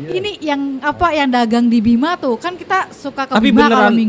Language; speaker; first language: Indonesian; native; Indonesian